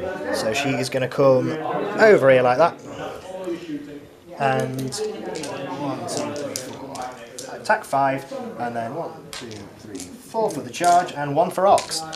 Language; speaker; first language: English; native; English